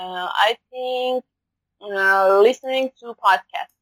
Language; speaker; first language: English; non-native, learner; Persian